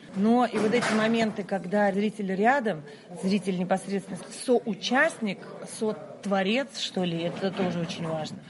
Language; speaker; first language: Russian; native; Russian